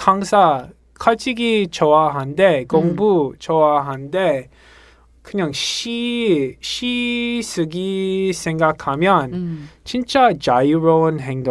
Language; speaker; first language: Korean; non-native, learner; English